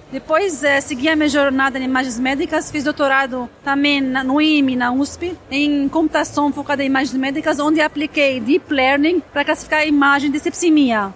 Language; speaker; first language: Portuguese; non-native, fluent; Arabic